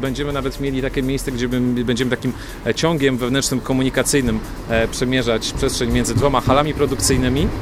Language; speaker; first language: Polish; native; Polish